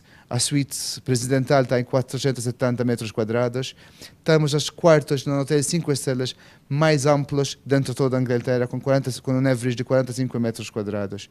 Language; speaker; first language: Portuguese; non-native, fluent; Maltese